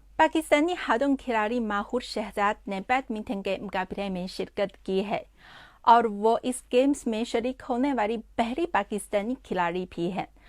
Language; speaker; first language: Urdu; non-native, fluent; Chinese